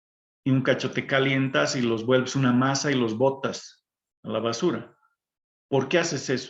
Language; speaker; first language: Spanish; native; Spanish